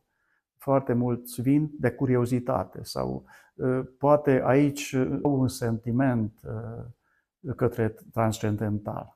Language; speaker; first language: Romanian; non-native, local second language; Hungarian